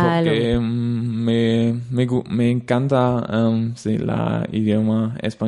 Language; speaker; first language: Spanish; non-native, learner; German